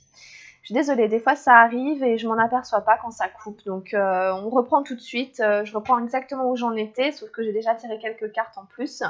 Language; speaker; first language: French; native; French